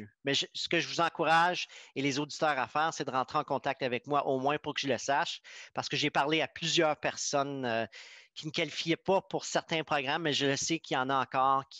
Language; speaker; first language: French; native; French